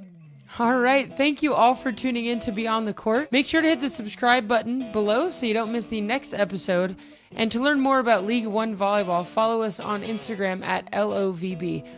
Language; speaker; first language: English; native; English